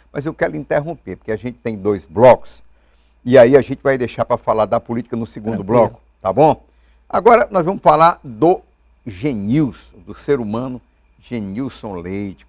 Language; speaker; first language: Portuguese; native; Portuguese